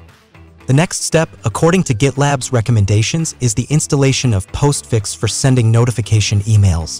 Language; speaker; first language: English; non-native, fluent; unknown